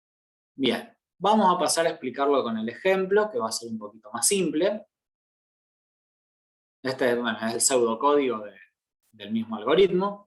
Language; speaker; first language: Spanish; native; Spanish